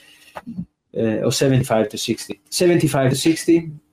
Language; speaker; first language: English; non-native, fluent; Italian